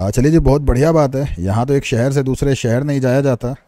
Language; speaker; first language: Hindi; native; Hindi